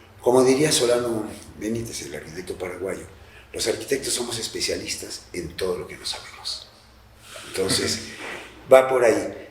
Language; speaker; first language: Spanish; native; Spanish